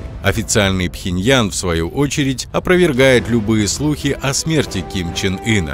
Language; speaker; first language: Russian; native; Russian